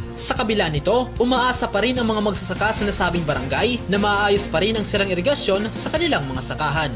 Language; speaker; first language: Filipino; non-native, local second language; Waray